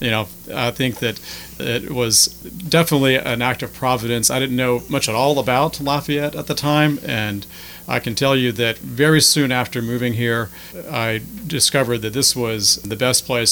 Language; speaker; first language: English; native; English